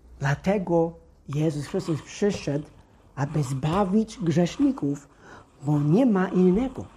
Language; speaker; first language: Polish; non-native, fluent; English